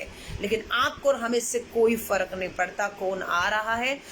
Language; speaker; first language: Hindi; native; Hindi